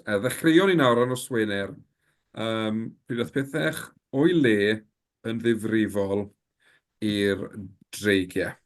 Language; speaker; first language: Welsh; native; Welsh